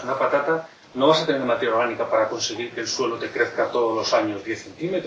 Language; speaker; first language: Spanish; native; Spanish